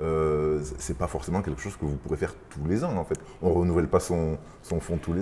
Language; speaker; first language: French; native; French